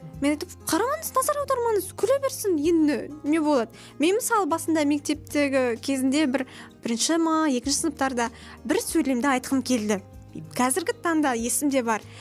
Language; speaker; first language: Kazakh; non-native, local second language; Russian